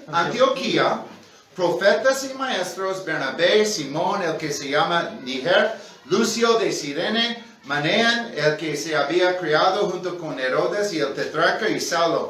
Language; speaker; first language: Spanish; non-native, fluent; English